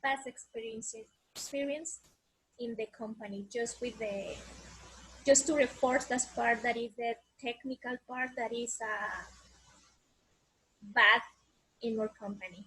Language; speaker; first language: English; non-native, learner; Spanish